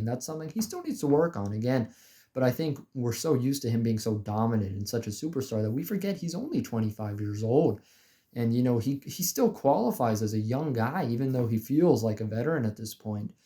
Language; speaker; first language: English; native; English